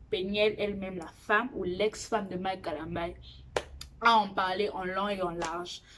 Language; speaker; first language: French; non-native, local second language; Lingala